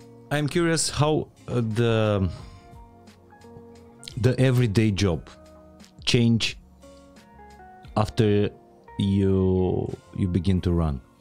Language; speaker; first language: English; non-native, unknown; Romanian